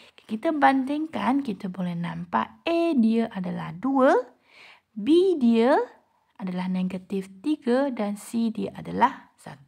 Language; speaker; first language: Malay; non-native, local second language; Chinese